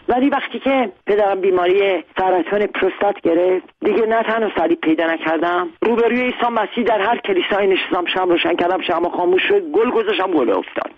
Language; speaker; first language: Persian; non-native, local second language; Armenian